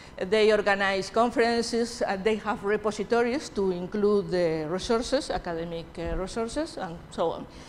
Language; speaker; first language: English; non-native, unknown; Spanish